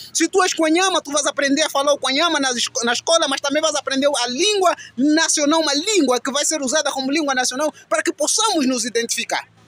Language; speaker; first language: Portuguese; native; Portuguese